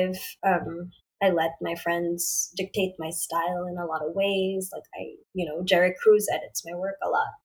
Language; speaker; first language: English; non-native, local second language; Filipino